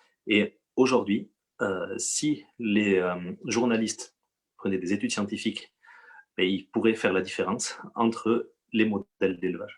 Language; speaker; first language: French; native; French